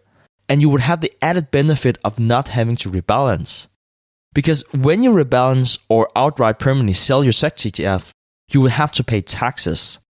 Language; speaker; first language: English; non-native, fluent; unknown